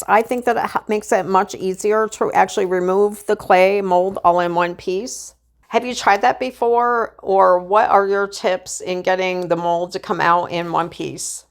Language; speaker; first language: English; native; English